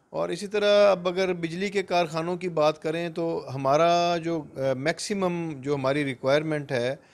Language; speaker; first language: Urdu; non-native, local second language; Punjabi